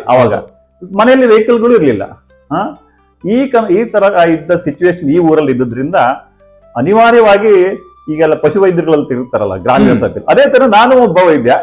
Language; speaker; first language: Kannada; native; Kannada